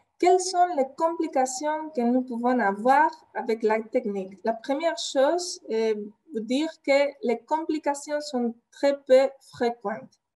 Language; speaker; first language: French; non-native, fluent; Spanish